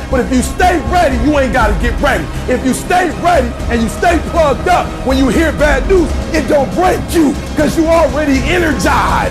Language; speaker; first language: English; native; English